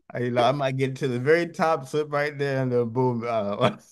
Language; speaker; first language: English; native; English